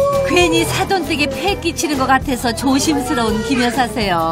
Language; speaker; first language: Korean; native; Korean